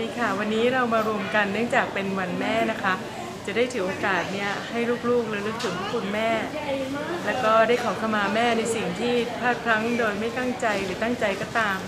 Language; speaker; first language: Thai; native; Thai